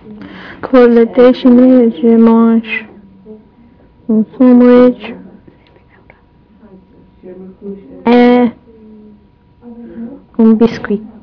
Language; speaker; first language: French; non-native, learner; English